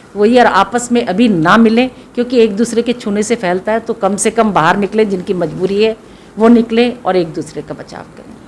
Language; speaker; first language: Hindi; native; Hindi